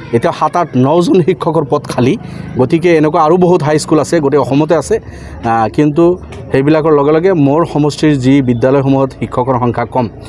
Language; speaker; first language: Assamese; non-native, local second language; Bangla